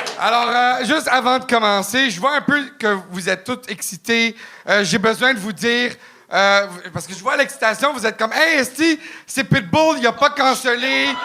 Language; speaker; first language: French; non-native, local second language; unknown